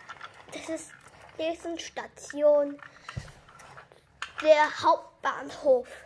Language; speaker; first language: German; early bilingual, other home language; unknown